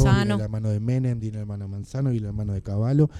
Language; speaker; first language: Spanish; native; Spanish